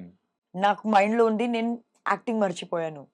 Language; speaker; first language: Telugu; non-native, fluent; Hindi